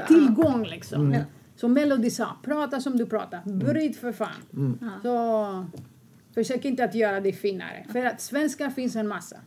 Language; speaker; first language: Swedish; non-native, fluent; Greek